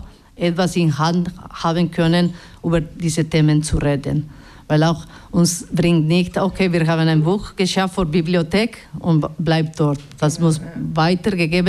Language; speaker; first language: German; non-native, learner; Basque